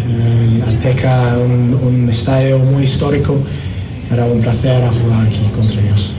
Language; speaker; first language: Spanish; non-native, fluent; English